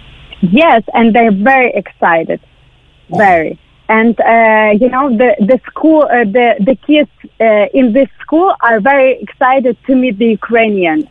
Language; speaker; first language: English; non-native, learner; Ukrainian